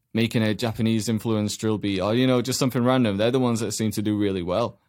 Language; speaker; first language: English; native; English